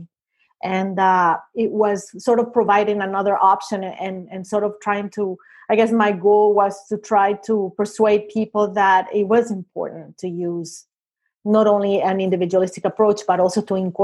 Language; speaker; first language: English; non-native, fluent; Spanish